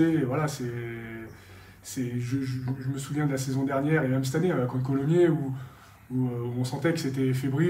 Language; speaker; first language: French; native; French